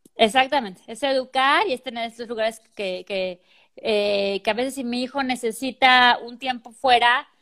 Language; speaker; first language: Spanish; native; Spanish